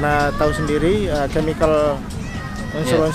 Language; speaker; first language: Indonesian; native; Indonesian